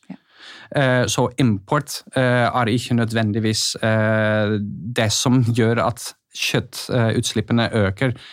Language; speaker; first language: Norwegian; non-native, fluent; Dutch